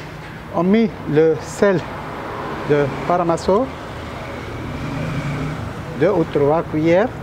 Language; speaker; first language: French; non-native, learner; Arabic